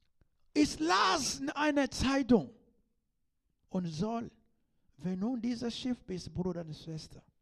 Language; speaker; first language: German; non-native, learner; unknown